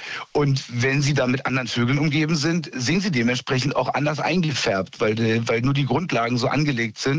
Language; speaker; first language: German; native; German